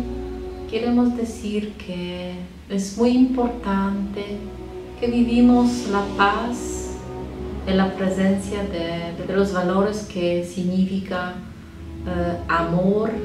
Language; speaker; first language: Spanish; non-native, learner; Polish